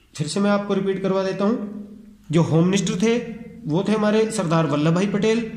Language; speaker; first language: Hindi; non-native, local second language; Punjabi